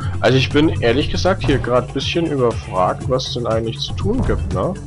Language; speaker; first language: German; native; German